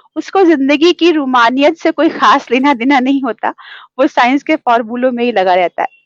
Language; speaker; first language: Hindi; native; Hindi